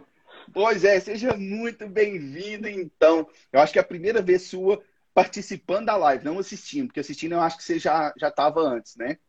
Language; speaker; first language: Portuguese; native; Portuguese